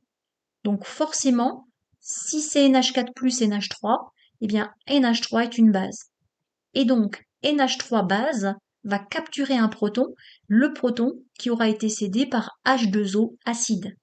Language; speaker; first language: French; native; French